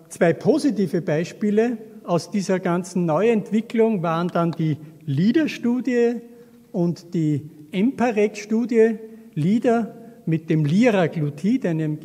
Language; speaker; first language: German; native; German